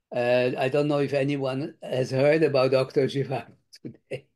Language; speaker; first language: English; non-native, fluent; Lithuanian